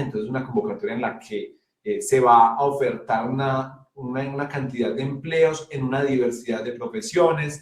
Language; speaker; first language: Spanish; native; Spanish